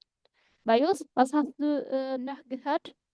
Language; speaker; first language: German; non-native, fluent; Indonesian